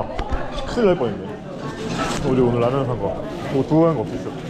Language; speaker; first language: Korean; native; Korean